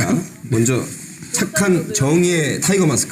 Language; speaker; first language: Korean; native; Korean